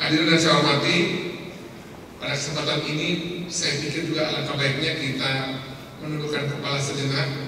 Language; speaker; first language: Indonesian; native; Indonesian